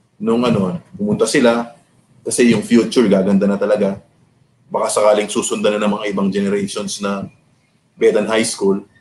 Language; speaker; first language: Filipino; native; Filipino